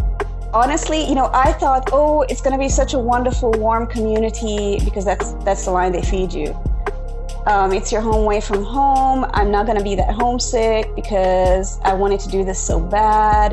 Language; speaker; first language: English; non-native, fluent; Hungarian